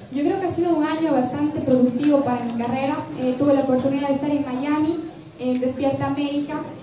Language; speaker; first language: Spanish; native; Spanish